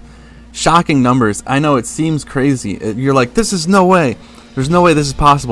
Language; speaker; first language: English; native; English